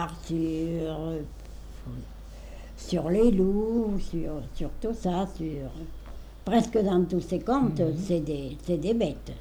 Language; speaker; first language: French; native; French